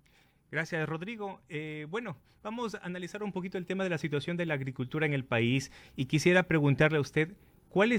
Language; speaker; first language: Spanish; native; Spanish